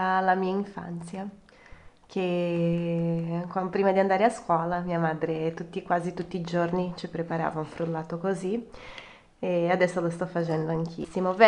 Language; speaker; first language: Italian; non-native, fluent; Portuguese